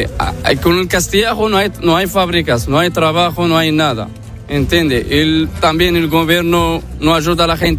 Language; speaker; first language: Spanish; non-native, learner; Arabic